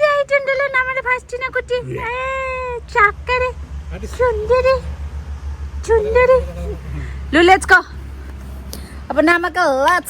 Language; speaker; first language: Malayalam; non-native, learner; Nepali